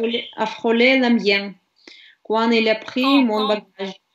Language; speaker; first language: French; non-native, learner; Russian